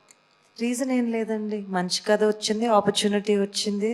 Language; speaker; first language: Telugu; native; Telugu